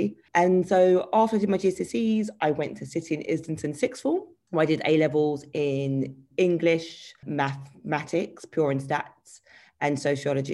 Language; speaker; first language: English; native; English